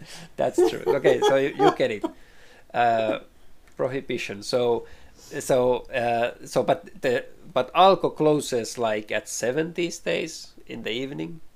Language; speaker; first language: English; non-native, fluent; Finnish